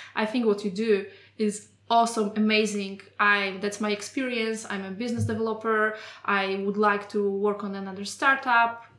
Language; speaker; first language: English; non-native, fluent; Polish